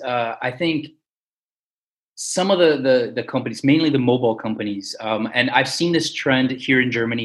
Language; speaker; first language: English; early bilingual, other home language; Portuguese